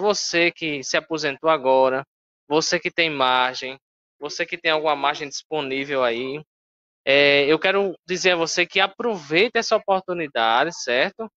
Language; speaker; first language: Portuguese; native; Portuguese